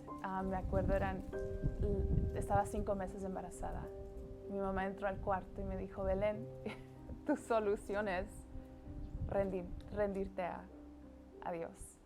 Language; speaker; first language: Spanish; early bilingual, heritage; Spanish